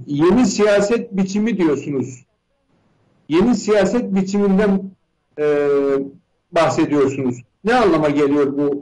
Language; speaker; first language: Turkish; native; Turkish